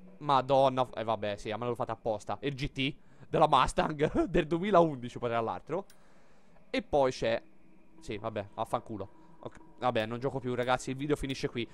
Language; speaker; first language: Italian; native; Italian